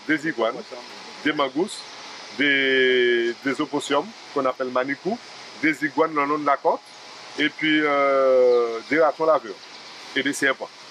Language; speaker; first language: French; native; French